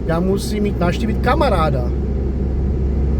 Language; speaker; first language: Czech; non-native, fluent; English